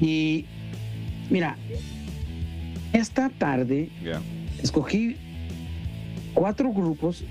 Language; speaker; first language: Spanish; early bilingual, heritage; Spanish